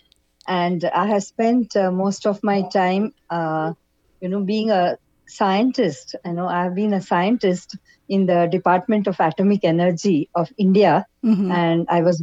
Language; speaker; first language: English; non-native, local second language; Kannada